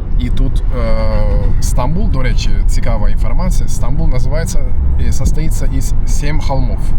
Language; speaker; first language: Ukrainian; non-native, local second language; Russian